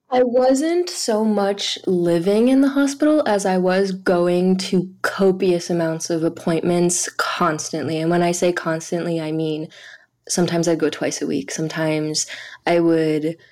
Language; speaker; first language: English; early bilingual, other home language; French